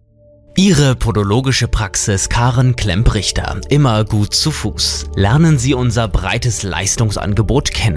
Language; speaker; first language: German; native; German